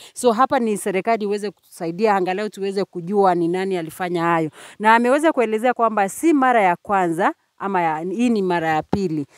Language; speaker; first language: Swahili; non-native, local second language; Gusii